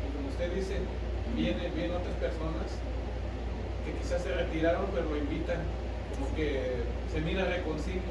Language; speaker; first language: Spanish; native; Spanish